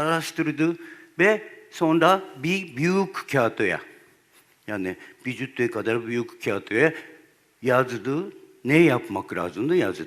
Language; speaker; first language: Turkish; non-native, learner; Japanese